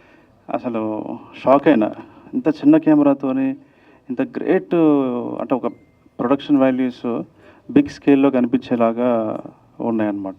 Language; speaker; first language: Telugu; native; Telugu